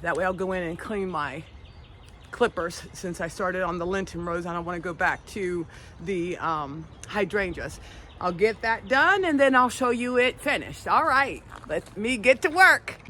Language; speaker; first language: English; native; English